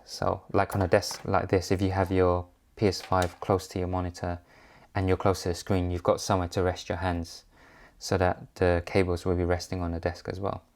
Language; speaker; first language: English; native; English